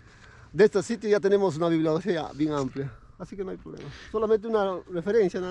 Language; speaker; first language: Spanish; native; Spanish